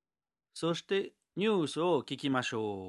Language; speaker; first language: Japanese; non-native, learner; French